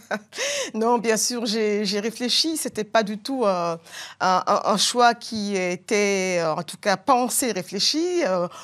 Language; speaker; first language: French; non-native, local second language; Bambara